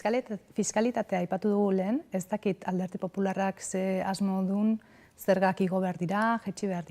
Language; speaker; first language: Basque; native; Basque